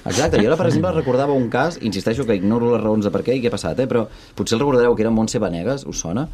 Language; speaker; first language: Catalan; early bilingual, other home language; Russian